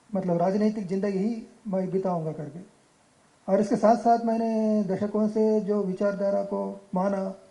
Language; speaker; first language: Hindi; non-native, local second language; Telugu